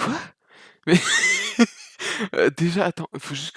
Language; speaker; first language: French; native; French